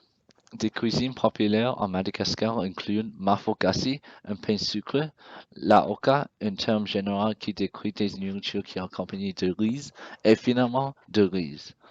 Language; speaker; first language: French; non-native, learner; English